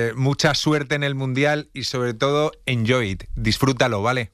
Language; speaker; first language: Spanish; native; Spanish